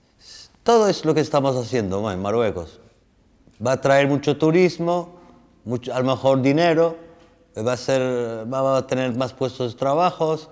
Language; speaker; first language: Spanish; non-native, fluent; Arabic